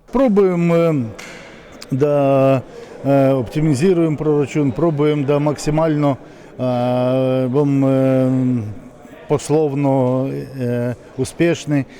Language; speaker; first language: Slovenian; non-native, learner; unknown